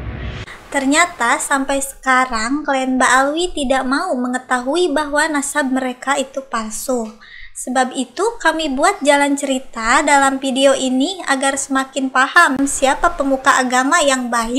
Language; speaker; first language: Indonesian; native; Indonesian